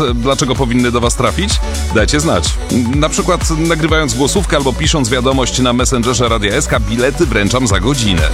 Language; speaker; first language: Polish; native; Polish